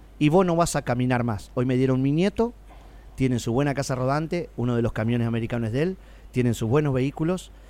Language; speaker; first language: Spanish; native; Spanish